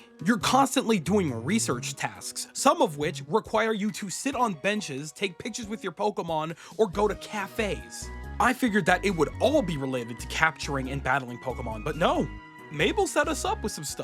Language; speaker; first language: English; native; English